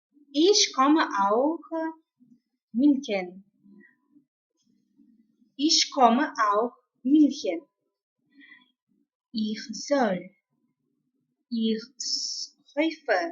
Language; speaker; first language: German; non-native, learner; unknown